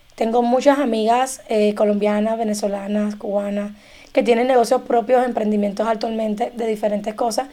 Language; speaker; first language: Spanish; native; Spanish